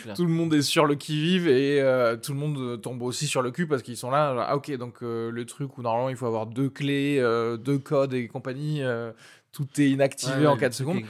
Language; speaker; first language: French; native; French